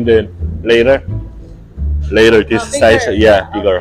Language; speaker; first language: English; non-native, learner; Korean